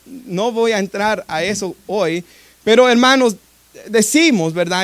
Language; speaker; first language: Spanish; native; Spanish